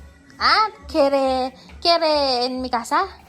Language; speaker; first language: Spanish; non-native, learner; Filipino